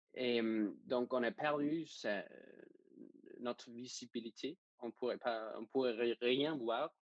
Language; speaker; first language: French; non-native, fluent; Danish